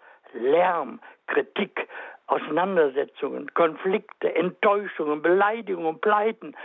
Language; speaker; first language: German; native; German